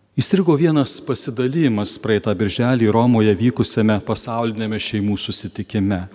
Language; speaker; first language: Lithuanian; native; Lithuanian